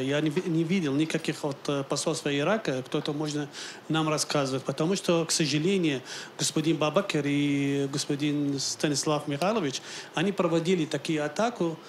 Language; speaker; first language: Russian; non-native, learner; Arabic